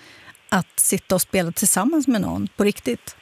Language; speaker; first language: Swedish; native; Swedish